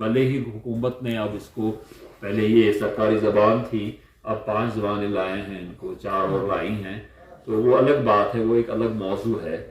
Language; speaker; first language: Urdu; non-native, local second language; Kashmiri